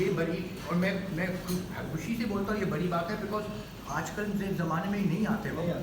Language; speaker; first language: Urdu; non-native, local second language; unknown